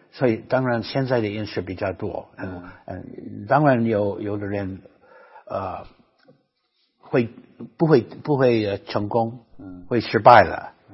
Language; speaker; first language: Chinese; non-native, fluent; English